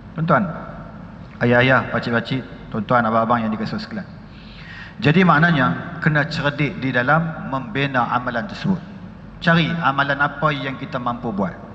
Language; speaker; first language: Malay; native; Malay